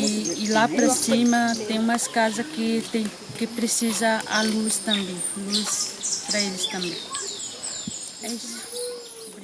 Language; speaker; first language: Portuguese; non-native, local second language; Guarani